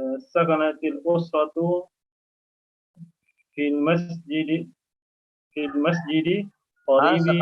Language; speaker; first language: Arabic; non-native, learner; Indonesian